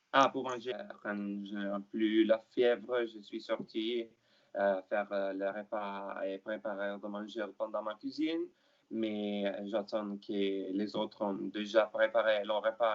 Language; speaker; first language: French; non-native, learner; Italian